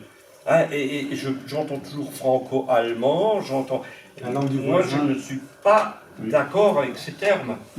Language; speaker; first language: French; non-native, local second language; Swiss German